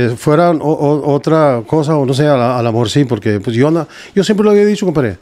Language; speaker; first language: Spanish; early bilingual, heritage; Spanish